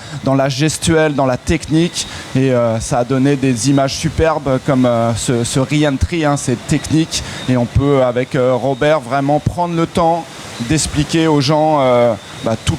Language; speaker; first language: French; native; French